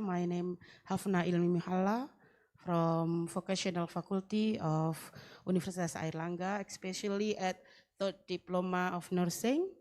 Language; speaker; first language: English; non-native, learner; Indonesian